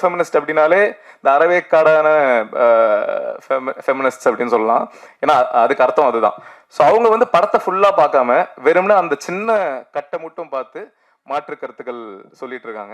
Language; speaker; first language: Tamil; native; Tamil